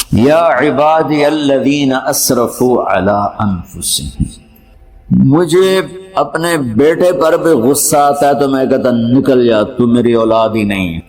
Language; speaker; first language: Urdu; non-native, local second language; Punjabi